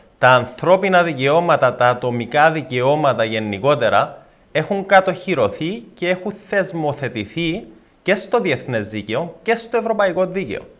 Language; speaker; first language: Greek; native; Greek